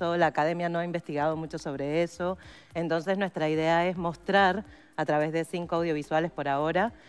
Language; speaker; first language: Spanish; native; Spanish